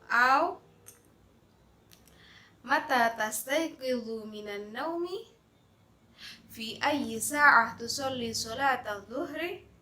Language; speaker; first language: Arabic; non-native, fluent; Indonesian